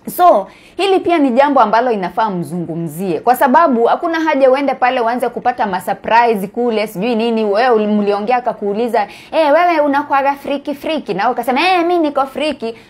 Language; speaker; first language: Swahili; native; Swahili